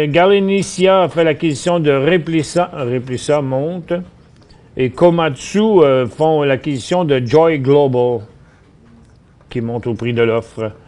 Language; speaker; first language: French; native; French